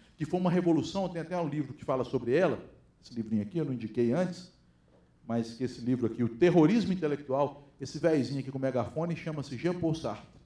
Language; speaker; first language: Portuguese; native; Portuguese